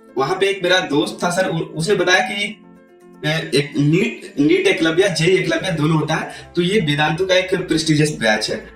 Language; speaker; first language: Hindi; native; Hindi